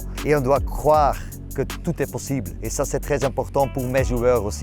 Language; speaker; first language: French; non-native, local second language; Dutch